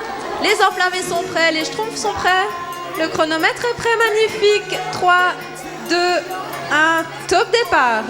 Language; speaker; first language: French; native; French